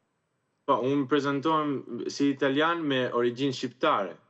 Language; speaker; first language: Albanian; early bilingual, heritage; Albanian